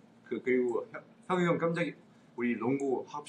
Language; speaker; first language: Korean; non-native, learner; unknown